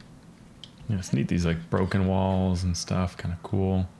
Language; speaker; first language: English; native; English